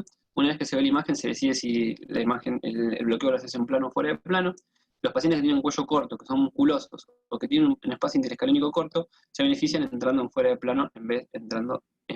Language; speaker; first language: Spanish; native; Spanish